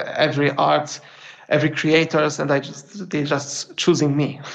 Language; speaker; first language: English; non-native, fluent; Polish